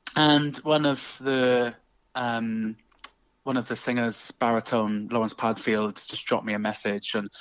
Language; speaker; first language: English; native; English